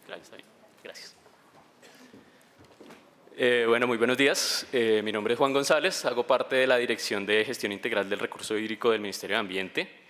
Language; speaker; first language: Spanish; native; Spanish